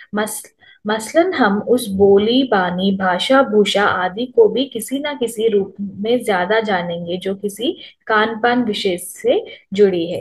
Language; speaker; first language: Hindi; non-native, local second language; Telugu